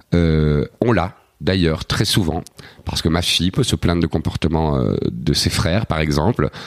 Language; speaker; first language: French; native; French